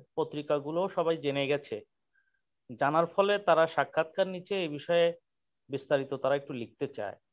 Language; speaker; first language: Bangla; native; Bangla